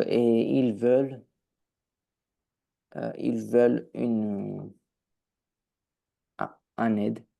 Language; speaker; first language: French; non-native, learner; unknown